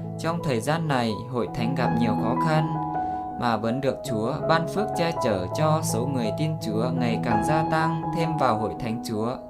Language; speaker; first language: Vietnamese; non-native, local second language; Iu Mien